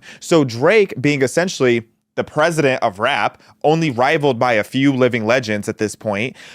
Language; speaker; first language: English; native; English